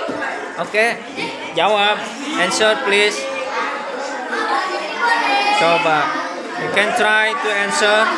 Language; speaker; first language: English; non-native, learner; Indonesian